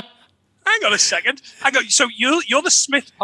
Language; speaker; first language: English; native; English